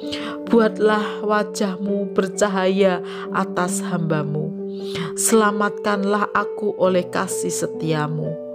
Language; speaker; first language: Indonesian; native; Indonesian